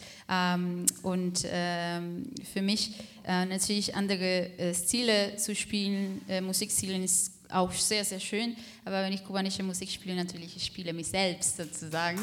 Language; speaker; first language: German; non-native, fluent; Spanish